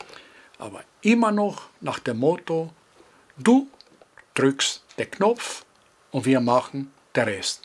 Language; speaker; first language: German; non-native, fluent; Greek